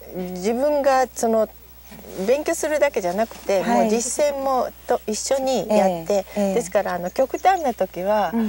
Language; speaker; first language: Japanese; native; Japanese